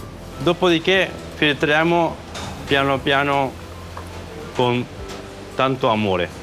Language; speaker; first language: Italian; non-native, learner; Japanese